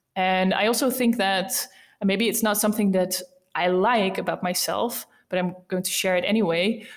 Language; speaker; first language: English; non-native, fluent; Dutch